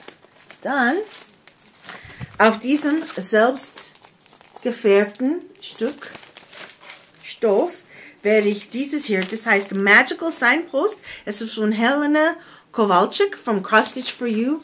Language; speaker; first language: German; non-native, fluent; English